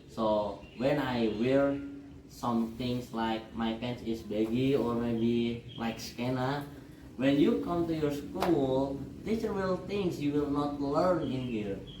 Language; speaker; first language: English; non-native, learner; Indonesian